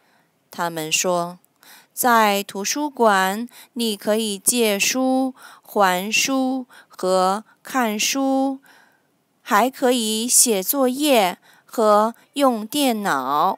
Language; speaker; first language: Chinese; non-native, learner; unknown